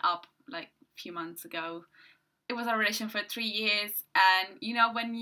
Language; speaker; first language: English; non-native, fluent; Italian